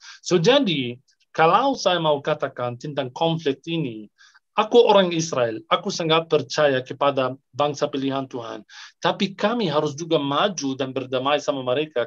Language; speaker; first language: Indonesian; non-native, fluent; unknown